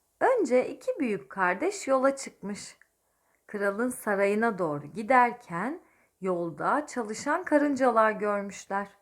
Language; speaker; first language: Turkish; native; Turkish